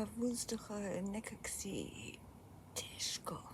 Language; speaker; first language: Bulgarian; early bilingual, heritage; Bulgarian